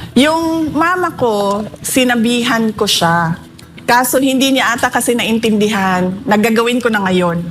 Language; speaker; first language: Filipino; non-native, local second language; Cebuano